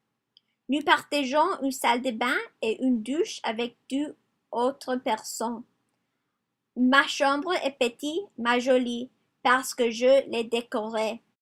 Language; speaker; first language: French; non-native, learner; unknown